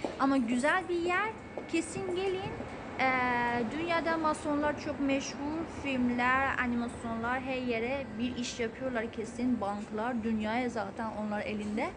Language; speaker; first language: Turkish; non-native, fluent; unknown